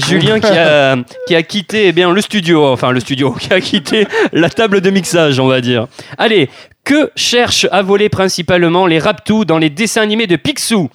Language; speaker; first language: French; native; French